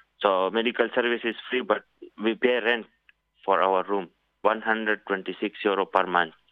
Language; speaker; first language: English; non-native, learner; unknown